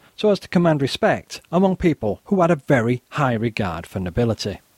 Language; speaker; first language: English; native; English